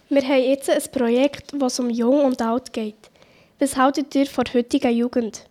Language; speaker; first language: German; native; German